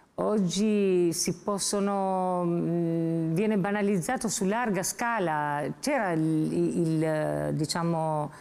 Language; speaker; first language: Italian; non-native, fluent; Albanian